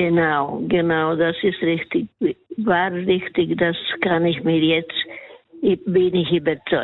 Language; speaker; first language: German; non-native, learner; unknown